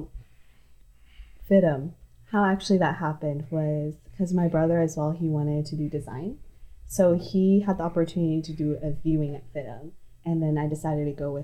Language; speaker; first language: English; non-native, local second language; Cantonese